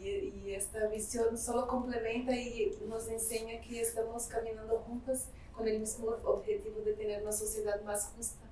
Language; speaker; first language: Spanish; non-native, fluent; Portuguese